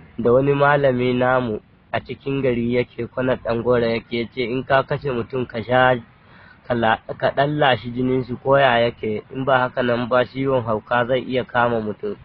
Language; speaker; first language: Hausa; non-native, local second language; Fula